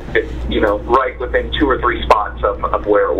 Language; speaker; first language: English; native; English